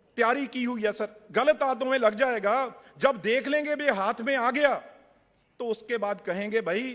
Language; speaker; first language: Hindi; non-native, local second language; Punjabi